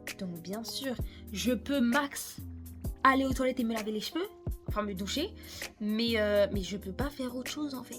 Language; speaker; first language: French; native; French